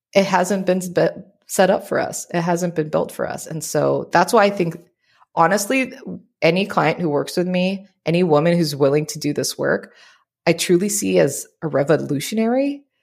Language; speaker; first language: English; early bilingual, other home language; Filipino